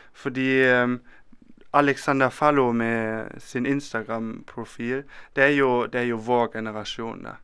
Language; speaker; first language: Norwegian; non-native, fluent; German